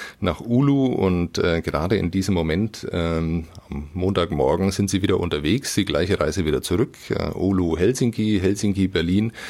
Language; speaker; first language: German; native; German